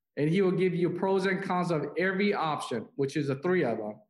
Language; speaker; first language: English; non-native, fluent; Korean